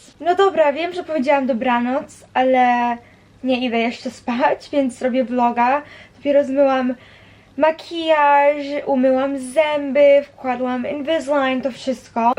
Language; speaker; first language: Polish; early bilingual, heritage; Polish